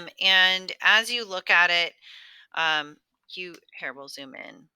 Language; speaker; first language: English; native; English